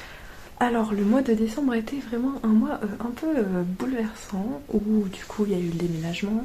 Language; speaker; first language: French; native; French